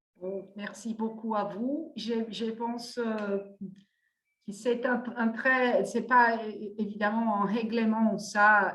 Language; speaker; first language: French; non-native, fluent; Portuguese